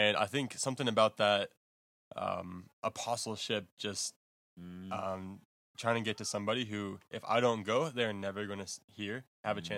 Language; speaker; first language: English; native; English